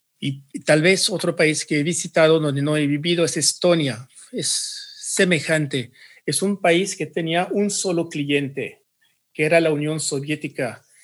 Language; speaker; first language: Spanish; early bilingual, heritage; Spanish